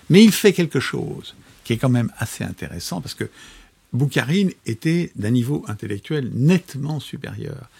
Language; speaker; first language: French; native; French